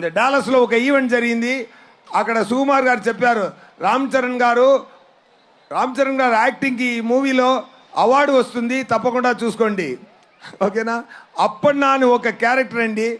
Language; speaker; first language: Telugu; non-native, learner; Tamil